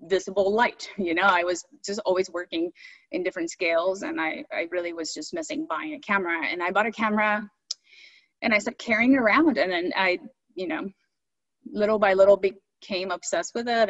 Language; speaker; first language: English; early bilingual, other home language; Spanish